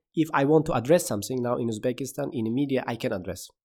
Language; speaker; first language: English; non-native, fluent; Uzbek